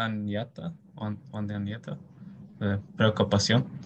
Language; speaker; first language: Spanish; early bilingual, heritage; Spanish